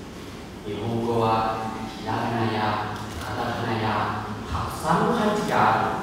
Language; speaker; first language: Japanese; non-native, fluent; Thai